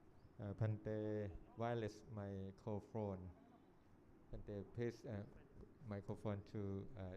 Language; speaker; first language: English; non-native, learner; Thai